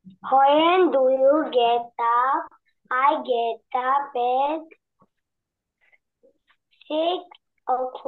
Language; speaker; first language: English; non-native, learner; Bangla